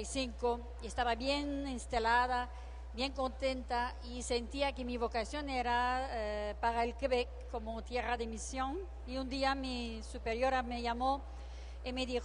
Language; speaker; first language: Spanish; non-native, fluent; French